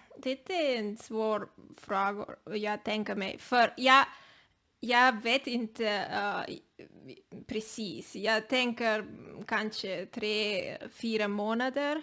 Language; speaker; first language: Swedish; non-native, learner; Spanish